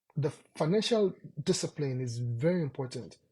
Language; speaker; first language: English; non-native, local second language; Yoruba